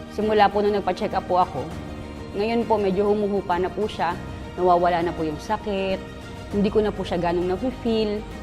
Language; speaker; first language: Filipino; native; Filipino